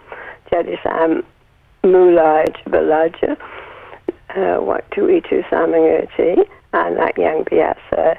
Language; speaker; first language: Indonesian; non-native, learner; English